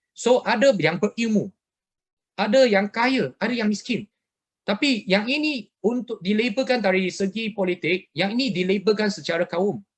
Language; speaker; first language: Malay; non-native, local second language; Chinese